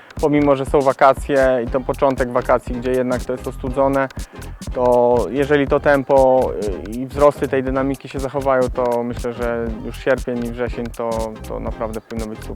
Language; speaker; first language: Polish; native; Polish